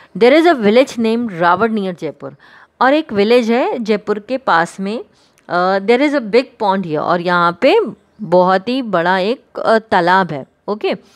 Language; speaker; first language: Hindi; non-native, local second language; Gujarati